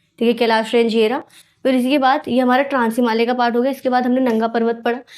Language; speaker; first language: Hindi; native; Hindi